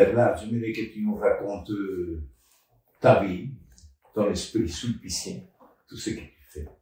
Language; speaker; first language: French; non-native, fluent; Spanish